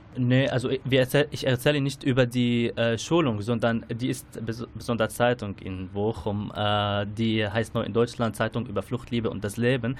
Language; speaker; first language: German; non-native, learner; Arabic